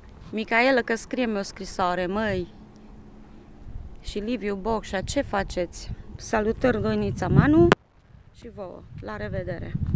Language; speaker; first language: Romanian; early bilingual, other home language; Hungarian